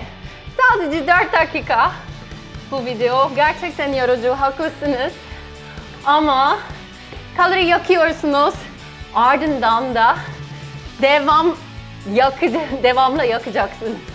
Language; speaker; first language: Turkish; non-native, fluent; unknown